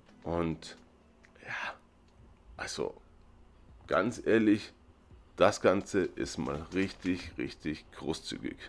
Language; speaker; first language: German; native; German